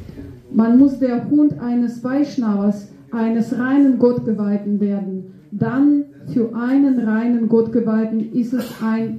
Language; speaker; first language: German; non-native, fluent; Russian